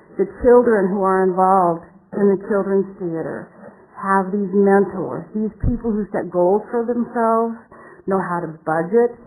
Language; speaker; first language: English; native; English